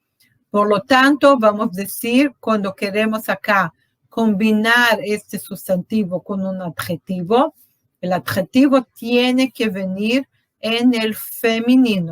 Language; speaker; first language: Spanish; non-native, fluent; Portuguese